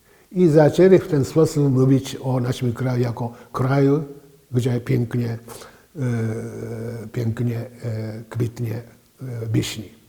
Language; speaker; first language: Polish; non-native, fluent; Japanese